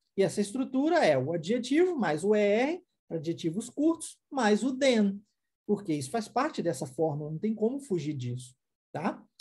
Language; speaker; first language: Portuguese; non-native, fluent; English